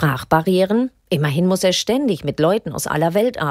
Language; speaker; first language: German; native; German